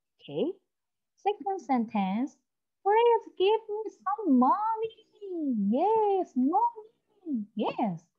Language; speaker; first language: English; non-native, learner; Korean